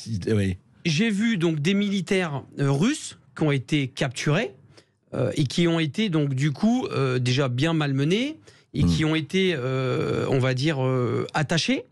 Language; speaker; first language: French; native; French